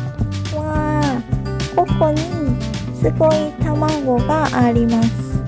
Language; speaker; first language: Japanese; non-native, fluent; Korean